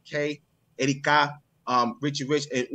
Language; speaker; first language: Spanish; early bilingual, heritage; English